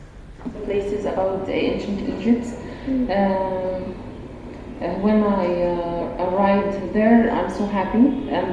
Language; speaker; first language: English; non-native, learner; Arabic